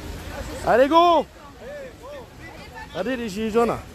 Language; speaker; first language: French; native; French